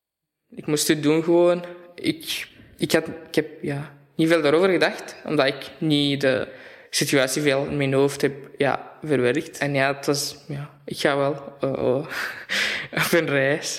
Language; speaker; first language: Dutch; non-native, fluent; Arabic